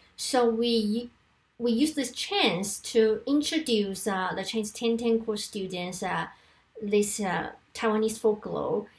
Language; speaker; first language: English; non-native, fluent; Chinese